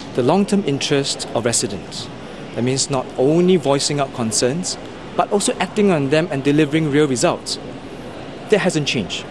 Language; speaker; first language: English; non-native, local second language; Chinese